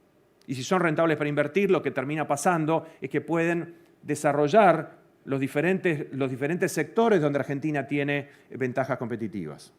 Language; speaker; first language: Spanish; native; Spanish